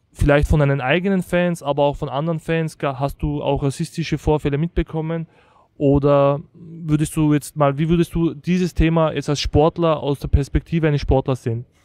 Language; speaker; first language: German; native; German